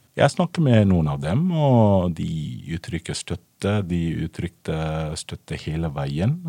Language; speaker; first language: Norwegian; non-native, fluent; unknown